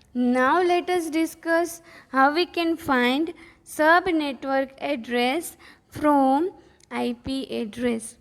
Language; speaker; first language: English; non-native, local second language; Gujarati